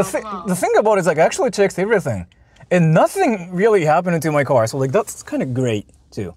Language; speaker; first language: English; native; English